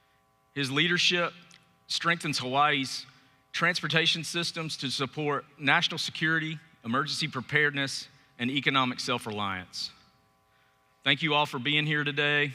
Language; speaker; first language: English; native; English